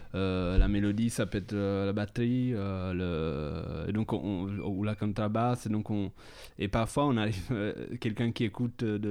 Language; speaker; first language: French; non-native, fluent; Italian